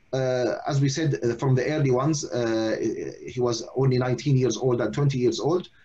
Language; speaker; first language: English; non-native, fluent; Arabic